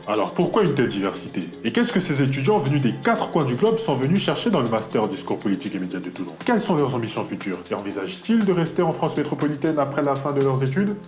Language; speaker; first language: French; native; French